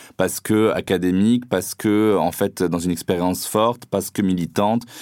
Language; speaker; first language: French; non-native, local second language; Arabic